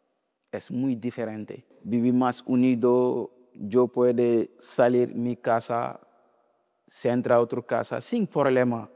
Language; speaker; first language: Spanish; non-native, learner; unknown